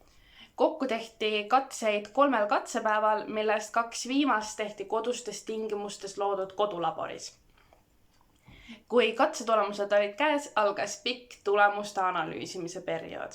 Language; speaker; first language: Estonian; native; Estonian